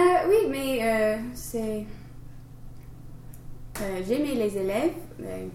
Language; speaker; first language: French; non-native, learner; English